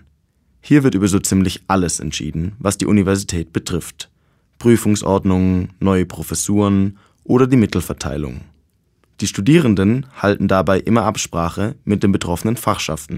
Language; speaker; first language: German; native; German